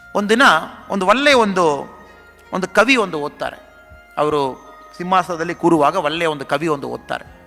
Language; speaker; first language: Kannada; non-native, local second language; Tamil